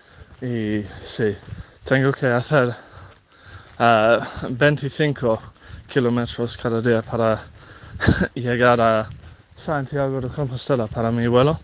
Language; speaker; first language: Spanish; non-native, fluent; English